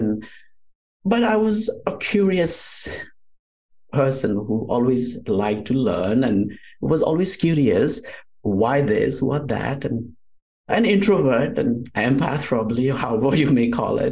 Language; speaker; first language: English; non-native, local second language; Nepali